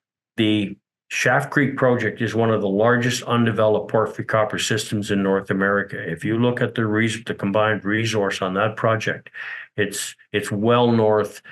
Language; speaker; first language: English; native; English